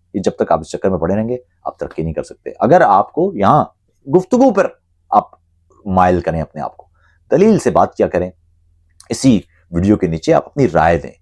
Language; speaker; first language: Urdu; non-native, local second language; Punjabi